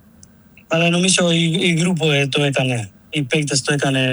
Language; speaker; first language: Greek; non-native, learner; Spanish